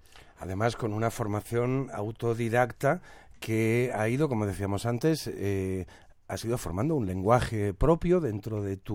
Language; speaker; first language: Spanish; native; Spanish